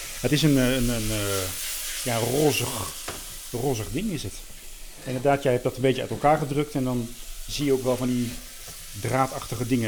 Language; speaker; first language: Dutch; native; Dutch